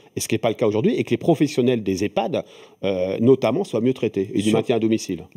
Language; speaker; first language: French; native; French